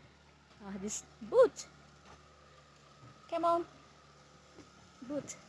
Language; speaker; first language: English; non-native, learner; Indonesian